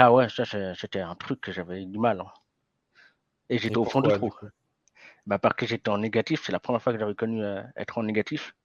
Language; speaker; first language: French; native; French